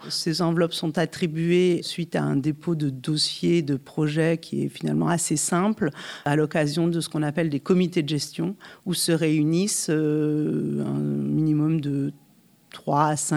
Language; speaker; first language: French; native; French